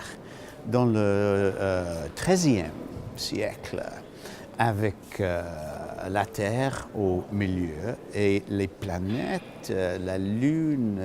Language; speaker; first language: French; non-native, fluent; English